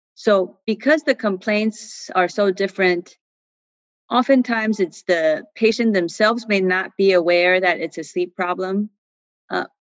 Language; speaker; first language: English; non-native, fluent; Chinese